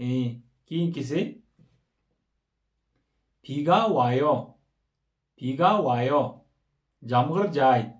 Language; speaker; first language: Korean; non-native, fluent; Kyrgyz